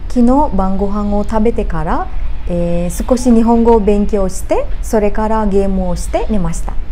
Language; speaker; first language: Japanese; non-native, learner; Sinhala